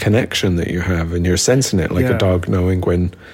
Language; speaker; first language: English; native; English